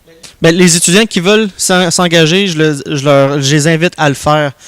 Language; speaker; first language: French; native; French